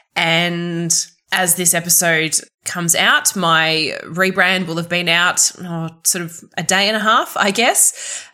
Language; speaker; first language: English; native; English